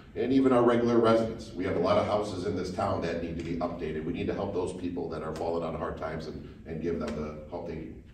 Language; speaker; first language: English; native; English